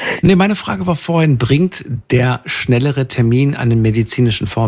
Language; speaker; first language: German; native; German